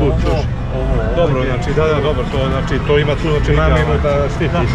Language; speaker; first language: Croatian; native; Croatian